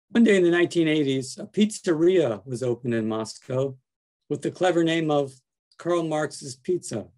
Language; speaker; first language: English; native; English